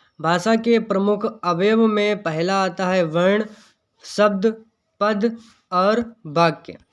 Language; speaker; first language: Hindi; native; Hindi